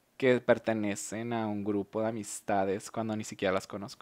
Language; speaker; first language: Spanish; native; Spanish